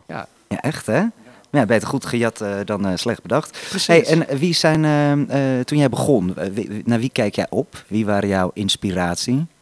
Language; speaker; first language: Dutch; native; Dutch